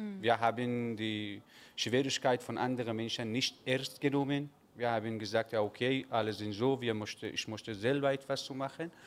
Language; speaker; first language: German; non-native, learner; Persian